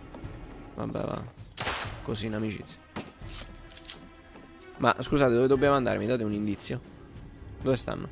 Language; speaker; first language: Italian; native; Italian